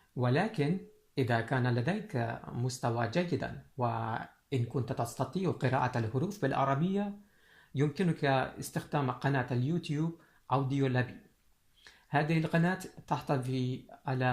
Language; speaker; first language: Arabic; non-native, fluent; Persian